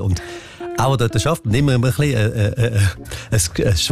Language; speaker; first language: German; native; German